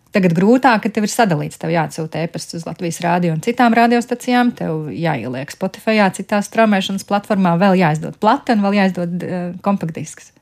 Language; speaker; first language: Latvian; native; Latvian